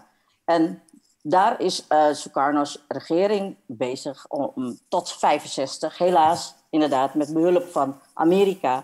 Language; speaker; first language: Dutch; non-native, fluent; Indonesian